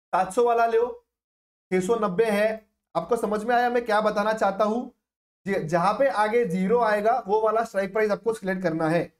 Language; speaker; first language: Hindi; non-native, local second language; Marathi